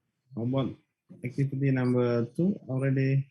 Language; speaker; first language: English; non-native, learner; Malay